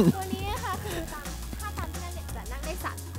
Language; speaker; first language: Thai; native; Thai